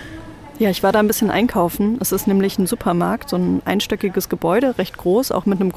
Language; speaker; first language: German; native; German